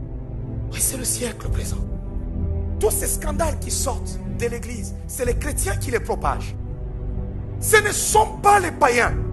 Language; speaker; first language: French; non-native, local second language; Haitian Creole